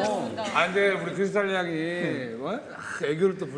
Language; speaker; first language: Korean; native; Korean